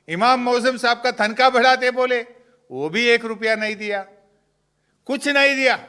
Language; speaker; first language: Hindi; non-native, local second language; Telugu